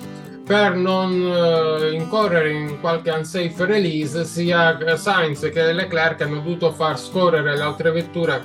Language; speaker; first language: Italian; native; Italian